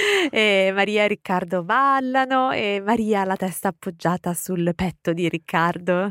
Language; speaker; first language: Italian; native; Italian